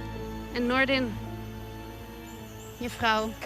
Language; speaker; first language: Dutch; native; Dutch